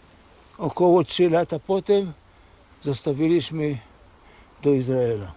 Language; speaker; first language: Polish; early bilingual, heritage; Polish